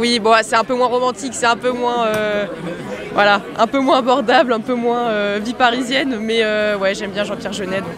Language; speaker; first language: French; native; French